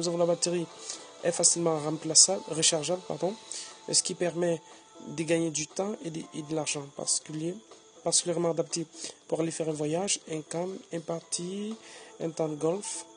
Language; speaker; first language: French; native; French